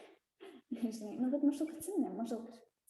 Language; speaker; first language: Lithuanian; early bilingual, heritage; Russian